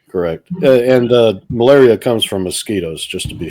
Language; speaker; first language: English; native; English